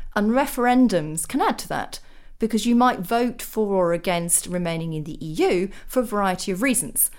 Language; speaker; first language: English; native; English